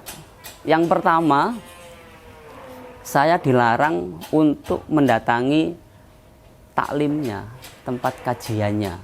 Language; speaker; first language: Indonesian; non-native, local second language; Javanese